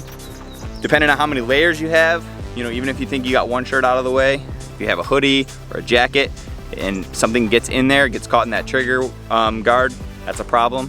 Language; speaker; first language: English; native; English